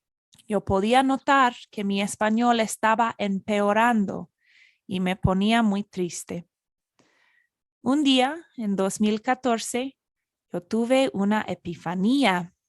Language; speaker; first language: Spanish; non-native, fluent; English